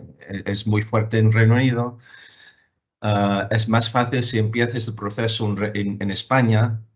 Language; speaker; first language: Spanish; non-native, fluent; English